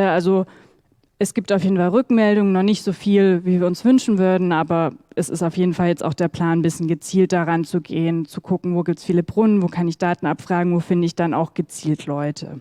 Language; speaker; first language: German; native; German